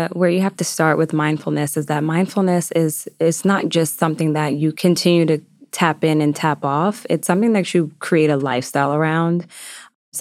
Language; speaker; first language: English; native; English